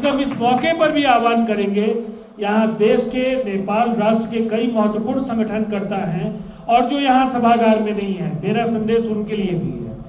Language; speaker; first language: Hindi; native; Hindi